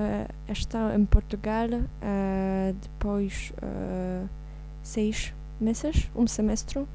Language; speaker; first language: Portuguese; non-native, learner; Polish